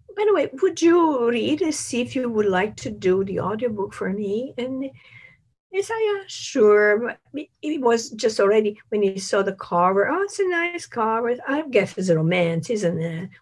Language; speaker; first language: English; non-native, fluent; Italian